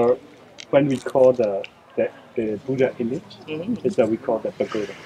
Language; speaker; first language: English; non-native, fluent; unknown